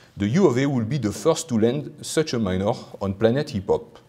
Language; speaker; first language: English; non-native, fluent; French